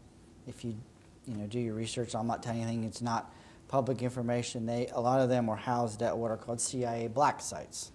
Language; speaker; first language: English; native; English